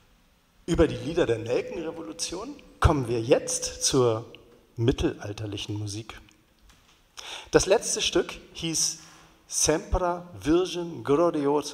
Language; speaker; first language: German; native; German